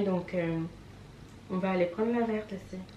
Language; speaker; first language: French; native; French